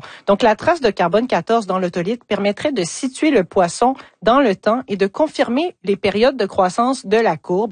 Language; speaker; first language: French; native; French